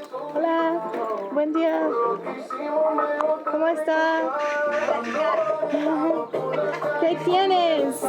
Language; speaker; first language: Spanish; non-native, learner; English